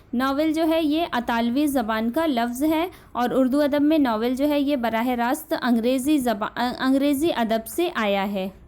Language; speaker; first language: Urdu; native; Urdu